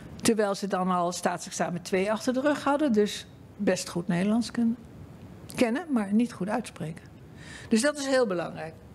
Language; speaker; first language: Dutch; native; Dutch